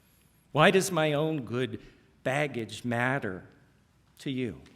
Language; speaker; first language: English; native; English